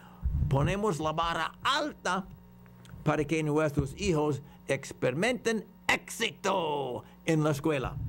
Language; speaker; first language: Spanish; non-native, fluent; English